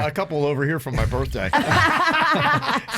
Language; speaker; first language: English; native; English